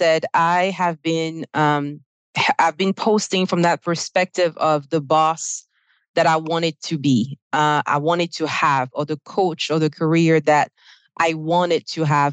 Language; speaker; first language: English; non-native, fluent; French